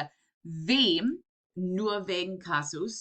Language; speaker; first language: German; non-native, fluent; English